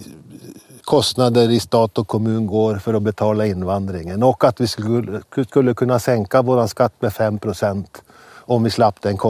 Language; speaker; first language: Swedish; native; Swedish